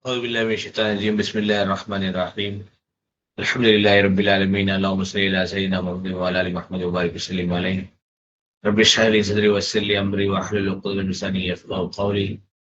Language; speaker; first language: Arabic; non-native, fluent; Tamil